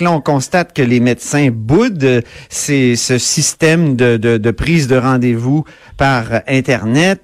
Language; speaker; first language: French; native; French